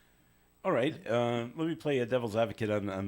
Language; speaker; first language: English; native; English